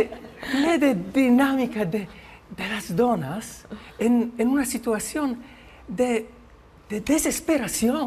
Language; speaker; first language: Catalan; non-native, learner; Polish